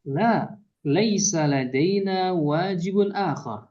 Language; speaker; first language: Arabic; non-native, fluent; Indonesian